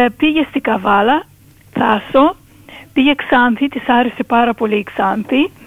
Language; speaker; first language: Greek; early bilingual, heritage; Greek